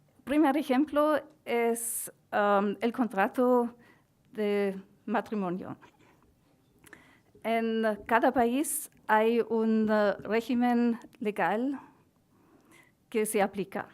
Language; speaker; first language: Spanish; non-native, fluent; German